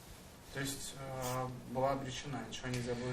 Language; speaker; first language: Russian; native; Russian